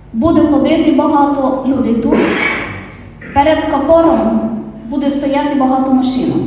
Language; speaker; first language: Ukrainian; non-native, learner; Polish